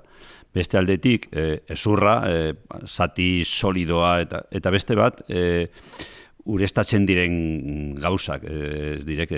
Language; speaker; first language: Basque; non-native, local second language; Spanish